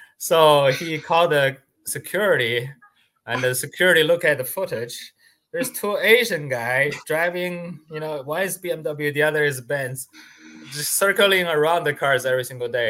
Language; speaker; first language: English; non-native, fluent; Chinese